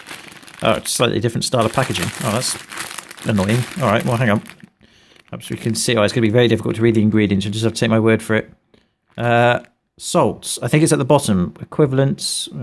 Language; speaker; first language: English; native; English